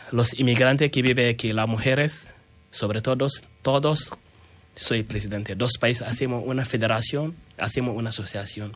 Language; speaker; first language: Spanish; non-native, learner; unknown